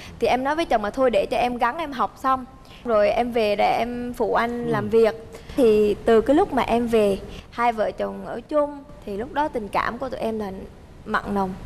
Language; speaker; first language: Vietnamese; early bilingual, heritage; Vietnamese